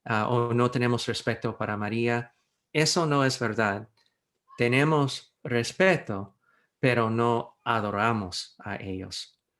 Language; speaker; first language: Spanish; non-native, fluent; English